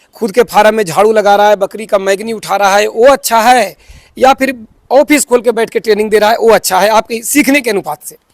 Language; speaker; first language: Hindi; native; Hindi